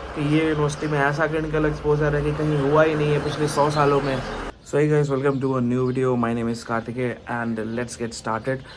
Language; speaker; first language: Hindi; native; Hindi